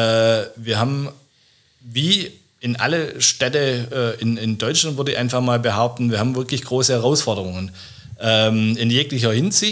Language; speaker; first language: German; native; German